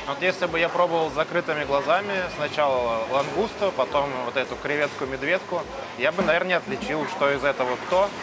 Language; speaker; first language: Russian; native; Russian